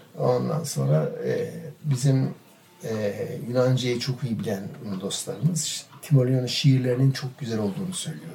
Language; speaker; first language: Turkish; native; Turkish